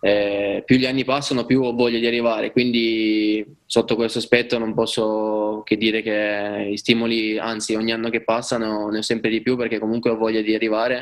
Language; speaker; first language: Italian; native; Italian